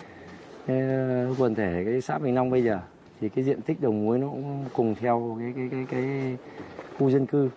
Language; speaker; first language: Vietnamese; native; Vietnamese